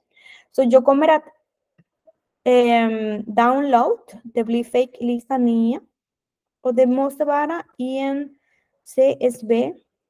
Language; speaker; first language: Swedish; non-native, fluent; Spanish